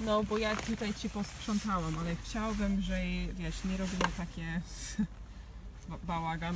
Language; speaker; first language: Polish; non-native, learner; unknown